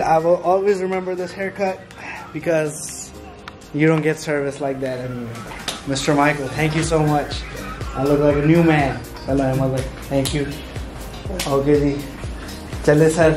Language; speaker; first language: English; early bilingual, other home language; Urdu